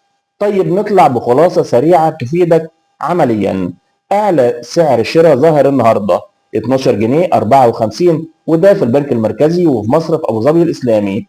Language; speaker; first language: Arabic; native; Arabic